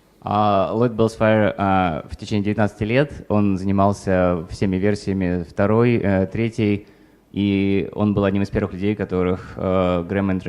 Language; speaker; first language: Russian; native; Russian